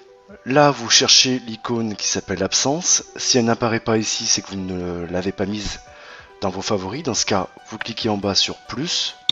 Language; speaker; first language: French; native; French